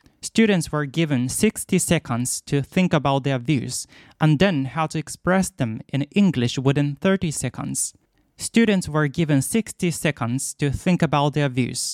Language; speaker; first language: English; non-native, fluent; Japanese